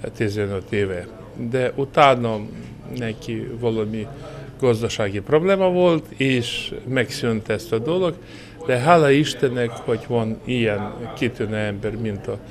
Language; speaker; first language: Hungarian; non-native, learner; Ukrainian